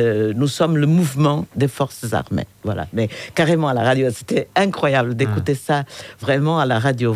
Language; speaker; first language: French; non-native, fluent; Portuguese